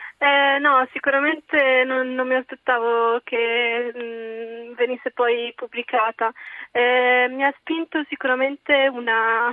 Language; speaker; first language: Italian; early bilingual, other home language; Arabic